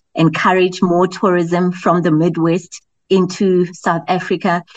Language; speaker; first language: English; non-native, local second language; Zulu